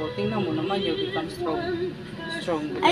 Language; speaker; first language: Filipino; native; Filipino